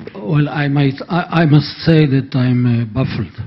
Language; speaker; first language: English; non-native, fluent; Hebrew